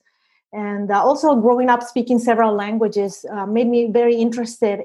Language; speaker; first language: English; non-native, fluent; Spanish